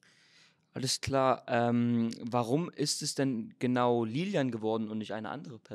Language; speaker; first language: German; native; German